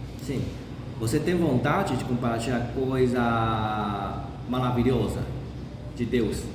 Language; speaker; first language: Portuguese; non-native, fluent; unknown